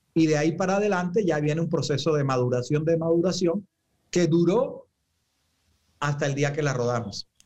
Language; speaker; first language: Spanish; native; Spanish